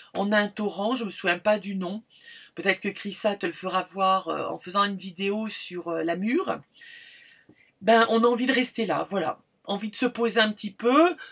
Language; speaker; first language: French; native; French